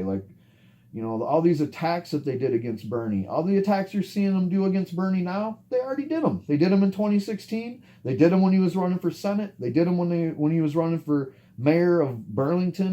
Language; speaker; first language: English; native; English